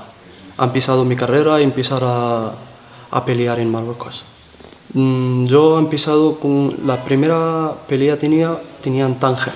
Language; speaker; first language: Spanish; non-native, learner; Arabic